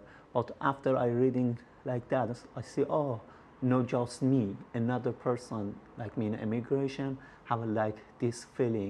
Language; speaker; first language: English; non-native, learner; Persian